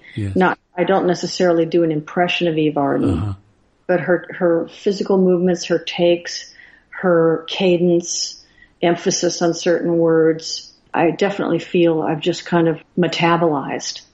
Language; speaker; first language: English; native; English